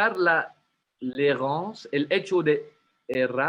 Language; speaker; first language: Spanish; non-native, fluent; French